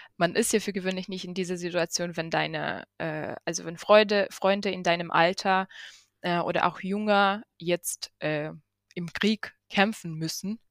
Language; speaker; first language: German; non-native, fluent; Ukrainian